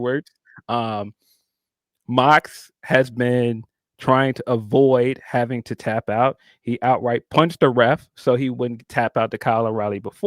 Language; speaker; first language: English; native; English